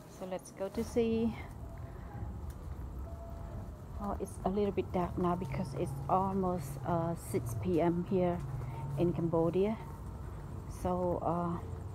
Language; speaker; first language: English; non-native, learner; Khmer